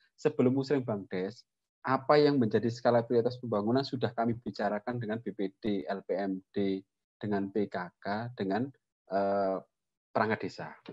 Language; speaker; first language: Indonesian; non-native, local second language; Javanese